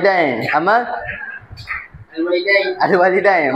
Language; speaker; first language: Arabic; non-native, learner; Malay